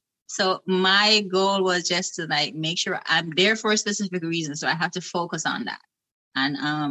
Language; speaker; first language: English; non-native, local second language; Jamaican Creole English